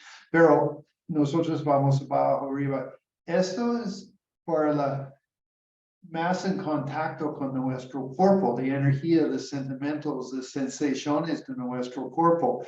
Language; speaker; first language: Spanish; non-native, learner; English